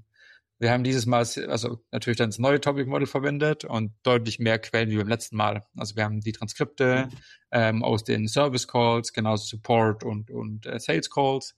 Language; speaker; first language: German; native; German